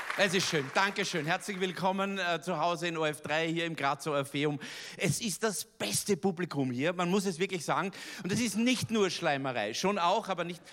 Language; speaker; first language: German; native; German